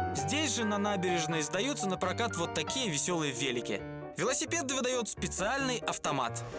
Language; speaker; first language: Russian; native; Russian